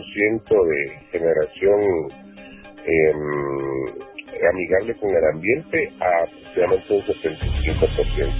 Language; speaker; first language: Spanish; native; Spanish